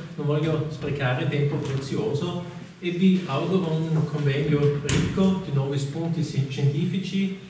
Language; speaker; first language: Italian; non-native, fluent; German